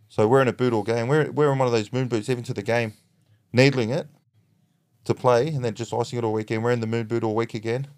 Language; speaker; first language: English; native; English